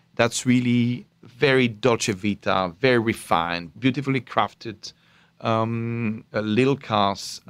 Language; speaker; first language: English; non-native, fluent; French